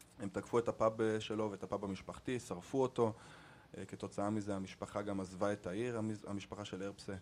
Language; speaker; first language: Hebrew; native; Hebrew